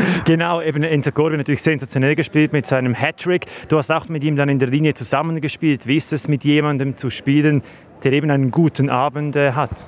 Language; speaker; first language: German; native; German